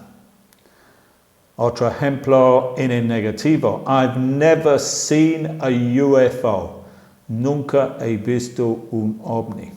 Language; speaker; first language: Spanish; non-native, fluent; English